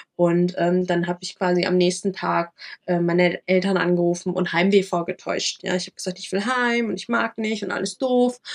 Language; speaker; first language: German; early bilingual, other home language; Vietnamese